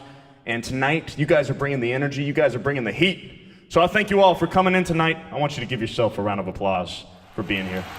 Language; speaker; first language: English; native; English